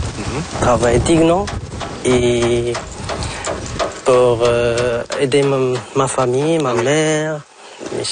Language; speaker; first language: French; non-native, local second language; Arabic